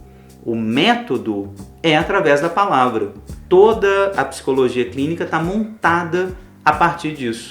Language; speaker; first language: Portuguese; native; Portuguese